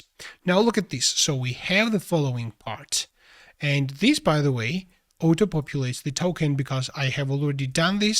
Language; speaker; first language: English; non-native, fluent; Georgian